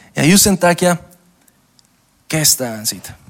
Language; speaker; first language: Finnish; non-native, learner; Spanish